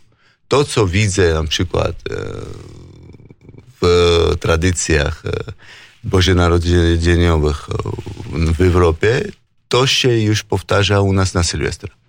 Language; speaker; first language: Polish; non-native, fluent; Georgian